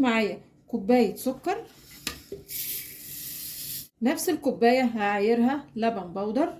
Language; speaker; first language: Arabic; native; Arabic